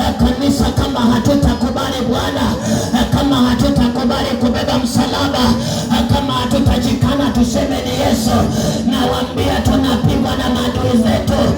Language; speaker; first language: Swahili; non-native, local second language; Luyia